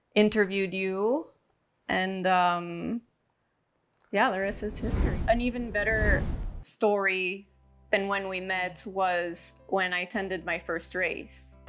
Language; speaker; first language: English; non-native, fluent; Portuguese